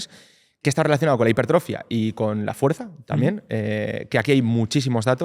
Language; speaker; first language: Spanish; native; Spanish